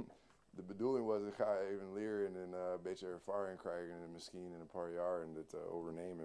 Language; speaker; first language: Dutch; non-native, learner; English